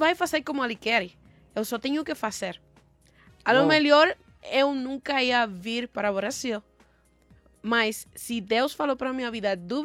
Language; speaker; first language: Portuguese; non-native, learner; Spanish